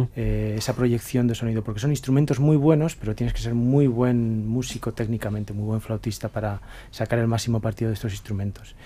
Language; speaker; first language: Spanish; native; Spanish